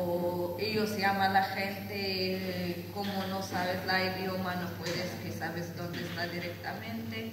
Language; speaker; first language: Spanish; non-native, learner; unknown